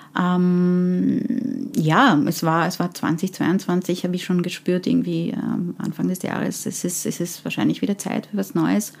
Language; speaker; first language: German; early bilingual, other home language; Persian